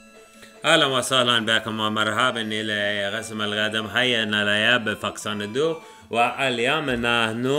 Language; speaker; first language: Arabic; non-native, learner; English